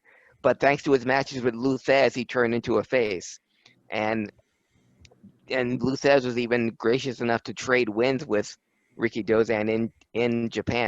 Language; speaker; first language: English; native; English